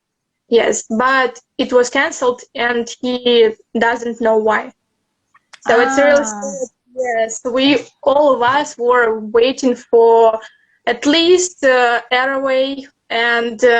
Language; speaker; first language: English; non-native, learner; Russian